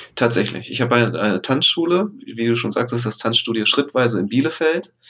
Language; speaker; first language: German; native; German